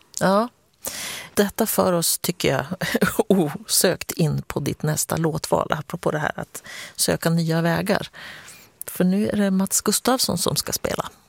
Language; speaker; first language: Swedish; native; Swedish